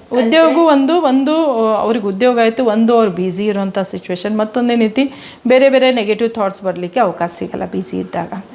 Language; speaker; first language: Kannada; native; Kannada